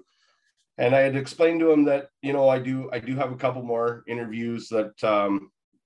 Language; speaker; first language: English; native; English